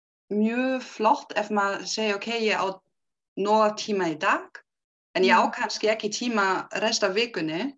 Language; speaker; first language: Icelandic; non-native, learner; German